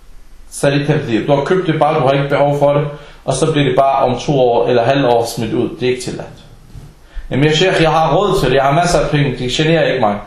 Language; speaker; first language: Danish; early bilingual, other home language; Arabic